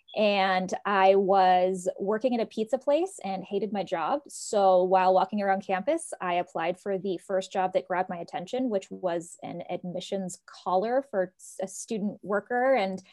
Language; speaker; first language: English; early bilingual, other home language; Portuguese